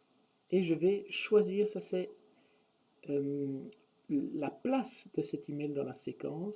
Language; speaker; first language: French; native; French